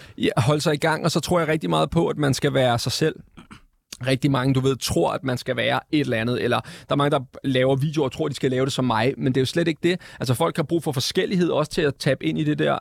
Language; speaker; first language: Danish; native; Danish